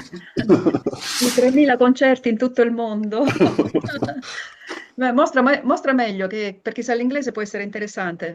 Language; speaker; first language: Italian; native; Italian